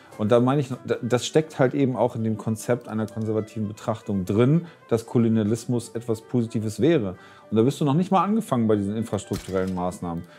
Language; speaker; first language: German; native; German